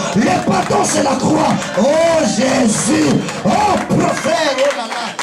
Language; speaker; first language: French; non-native, local second language; Lingala